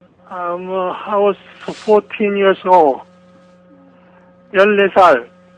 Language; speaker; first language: English; non-native, learner; Korean